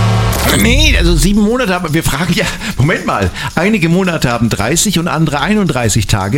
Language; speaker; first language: German; native; German